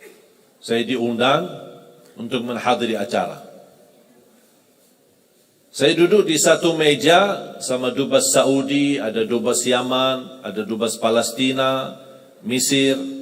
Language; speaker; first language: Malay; non-native, fluent; Arabic